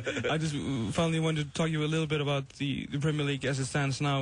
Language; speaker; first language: English; non-native, fluent; Icelandic